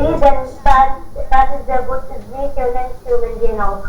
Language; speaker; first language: German; non-native, learner; Hindi